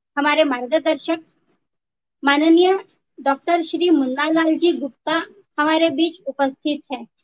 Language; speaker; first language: Hindi; non-native, local second language; Marathi